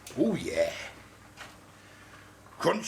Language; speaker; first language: English; native; English